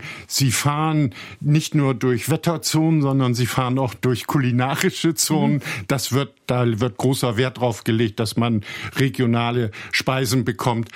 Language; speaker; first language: German; native; German